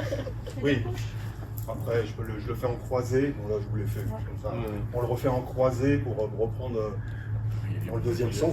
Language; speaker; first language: French; native; French